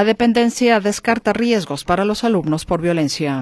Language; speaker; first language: Spanish; native; Spanish